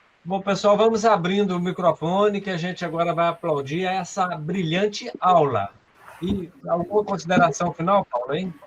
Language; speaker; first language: Portuguese; native; Portuguese